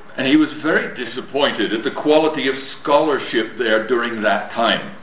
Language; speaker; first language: English; native; English